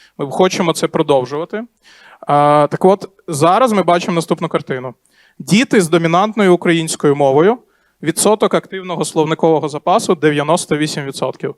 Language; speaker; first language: Ukrainian; non-native, local second language; Russian